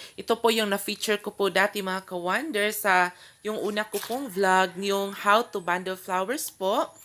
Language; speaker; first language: Filipino; non-native, local second language; Cebuano